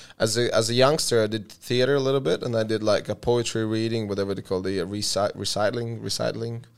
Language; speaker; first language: English; non-native, fluent; Russian